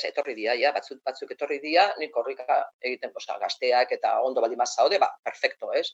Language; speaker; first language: Basque; non-native, local second language; Spanish